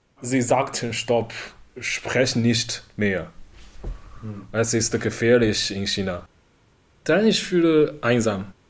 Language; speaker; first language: German; non-native, learner; Chinese